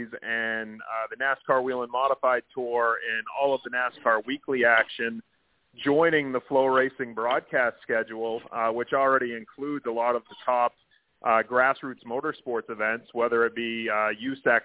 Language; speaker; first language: English; native; English